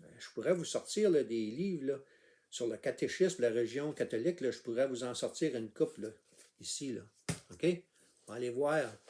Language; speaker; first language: French; native; French